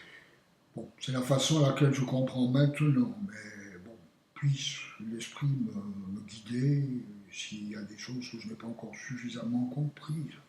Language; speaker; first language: French; native; French